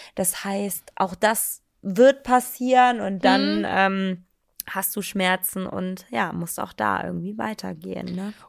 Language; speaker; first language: German; native; German